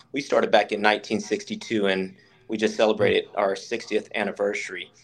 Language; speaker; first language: English; native; English